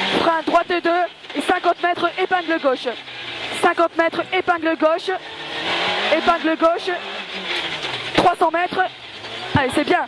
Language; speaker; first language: French; native; French